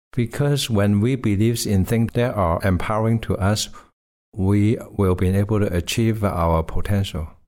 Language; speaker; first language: English; non-native, local second language; Cantonese